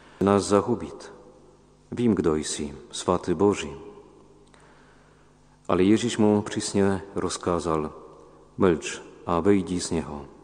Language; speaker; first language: Czech; non-native, fluent; Polish